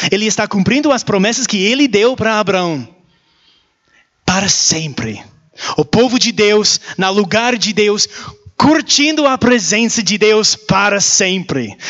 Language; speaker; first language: Portuguese; non-native, learner; English